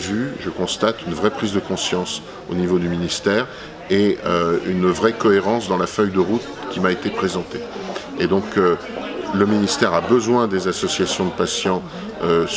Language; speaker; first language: French; native; French